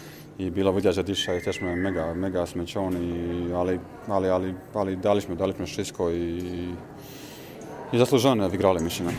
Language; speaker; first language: Polish; non-native, fluent; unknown